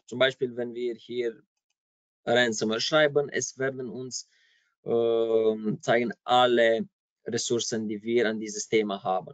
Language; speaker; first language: German; non-native, fluent; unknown